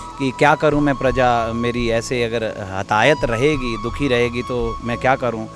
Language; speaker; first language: Hindi; native; Hindi